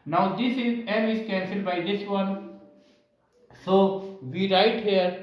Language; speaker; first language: English; non-native, local second language; Hindi